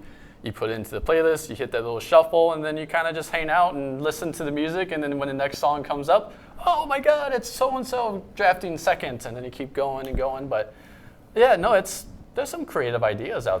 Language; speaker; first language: English; native; English